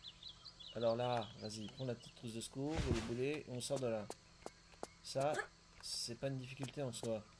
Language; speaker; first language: French; native; French